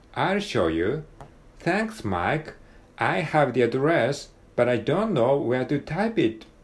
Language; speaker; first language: English; non-native, learner; Japanese